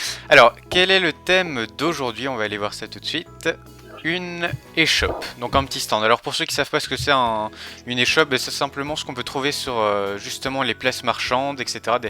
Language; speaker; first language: French; native; French